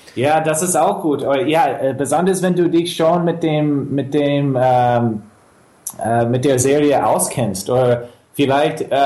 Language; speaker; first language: German; non-native, fluent; English